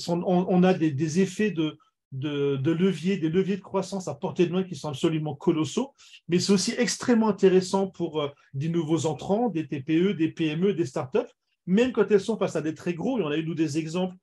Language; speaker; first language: French; native; French